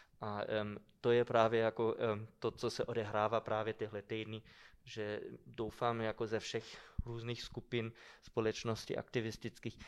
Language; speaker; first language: Czech; non-native, fluent; German